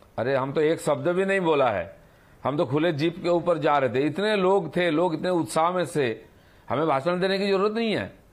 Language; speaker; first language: Hindi; non-native, local second language; Bangla